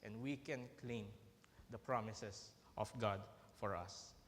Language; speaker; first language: English; non-native, local second language; Filipino